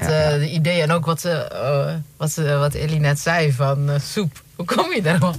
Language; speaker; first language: Dutch; native; Dutch